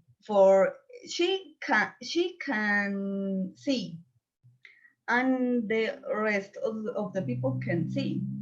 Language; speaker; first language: English; non-native, learner; Spanish